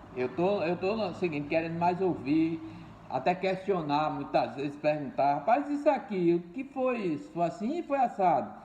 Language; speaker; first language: Portuguese; native; Portuguese